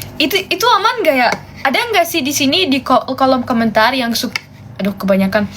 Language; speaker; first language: Indonesian; non-native, fluent; German